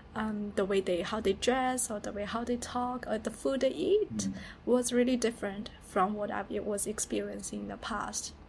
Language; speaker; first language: English; non-native, fluent; Chinese